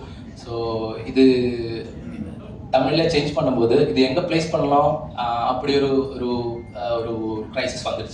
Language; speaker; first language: Tamil; non-native, fluent; Malayalam